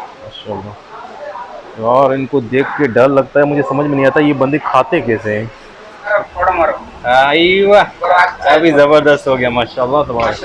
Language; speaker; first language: Hindi; native; Hindi